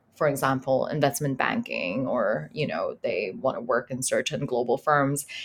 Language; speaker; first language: English; non-native, local second language; Cantonese